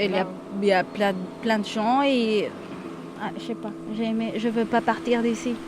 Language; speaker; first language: French; non-native, fluent; Spanish